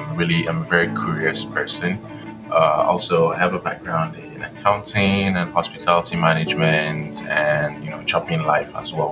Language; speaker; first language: English; non-native, local second language; Yoruba